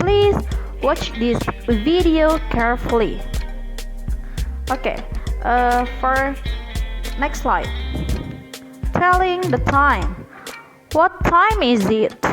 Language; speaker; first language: English; non-native, learner; Indonesian